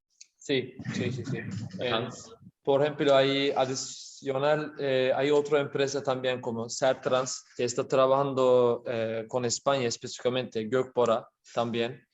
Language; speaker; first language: Spanish; non-native, learner; Turkish